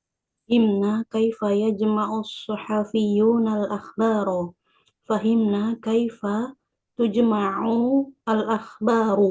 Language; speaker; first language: Arabic; non-native, learner; Indonesian